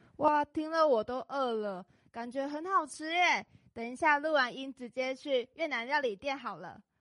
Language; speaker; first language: Chinese; native; Chinese